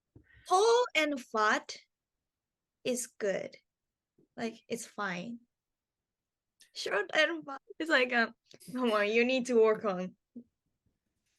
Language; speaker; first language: English; non-native, learner; Japanese